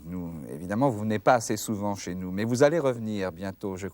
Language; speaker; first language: French; native; French